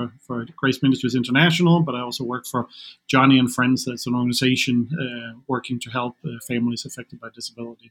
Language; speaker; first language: English; non-native, fluent; Danish